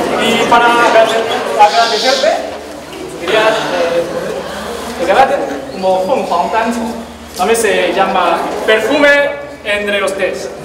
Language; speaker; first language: Spanish; non-native, learner; Chinese